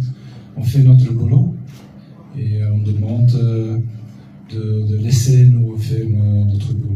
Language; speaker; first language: French; non-native, local second language; Dutch